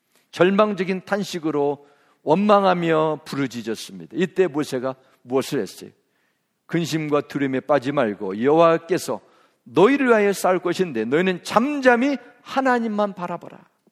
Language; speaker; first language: Korean; native; Korean